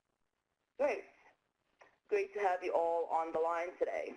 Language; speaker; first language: English; native; English